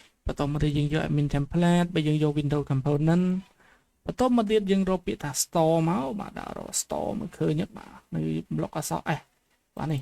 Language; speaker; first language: Khmer; native; Khmer